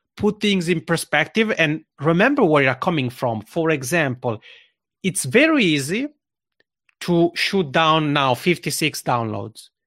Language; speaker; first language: English; non-native, fluent; Italian